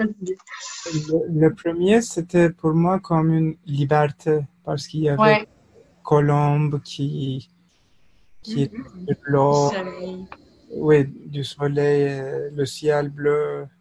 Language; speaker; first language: French; non-native, fluent; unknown